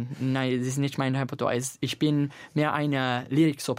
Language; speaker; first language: German; non-native, fluent; Italian